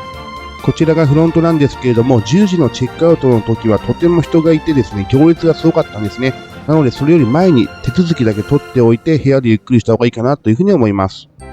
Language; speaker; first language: Japanese; native; Japanese